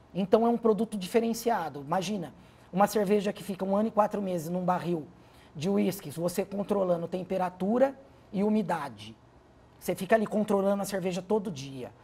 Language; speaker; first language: Portuguese; native; Portuguese